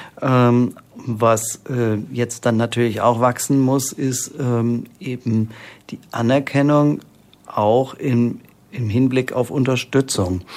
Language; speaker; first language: German; native; German